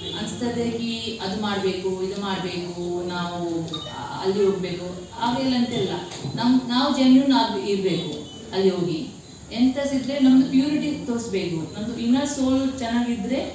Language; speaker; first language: Kannada; non-native, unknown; Tulu